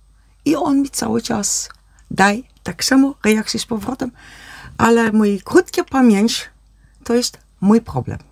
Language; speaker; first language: Polish; non-native, learner; Dutch